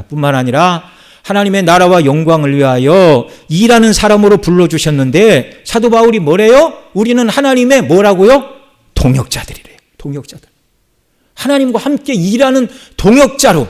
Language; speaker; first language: Korean; native; Korean